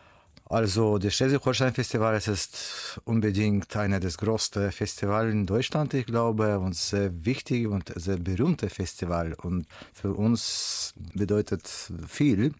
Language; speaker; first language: German; non-native, learner; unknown